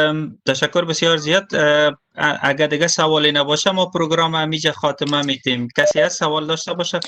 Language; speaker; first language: Persian; native; Persian